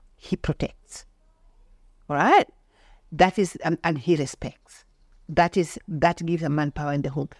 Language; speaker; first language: English; non-native, local second language; Luo (Kenya and Tanzania)